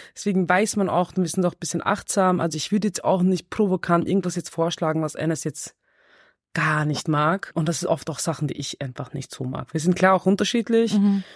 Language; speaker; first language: German; early bilingual, other home language; Turkish